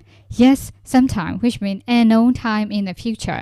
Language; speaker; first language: English; non-native, fluent; Burmese